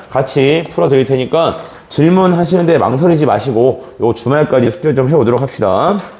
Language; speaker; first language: Korean; native; Korean